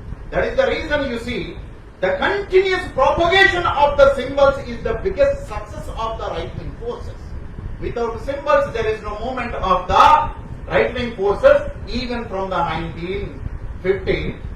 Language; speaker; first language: English; non-native, local second language; Telugu